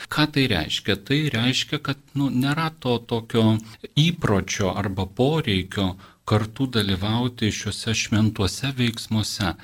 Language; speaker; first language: Lithuanian; non-native, local second language; Polish